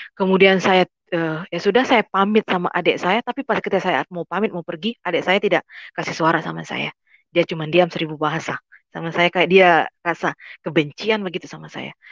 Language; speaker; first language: Indonesian; native; Indonesian